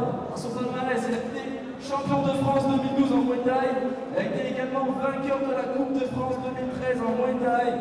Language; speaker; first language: French; native; French